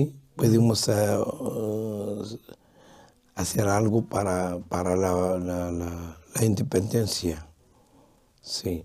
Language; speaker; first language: Spanish; non-native, learner; Arabic